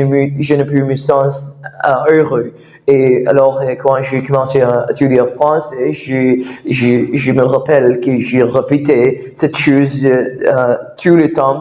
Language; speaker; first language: French; non-native, learner; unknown